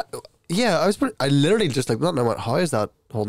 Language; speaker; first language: English; native; English